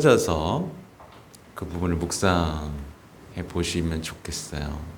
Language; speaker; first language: Korean; native; Korean